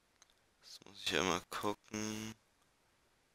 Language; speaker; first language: German; native; German